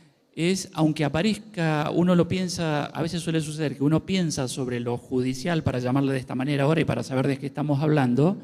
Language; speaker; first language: Spanish; native; Spanish